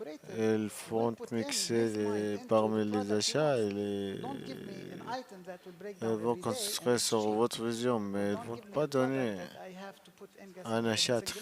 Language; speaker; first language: French; non-native, learner; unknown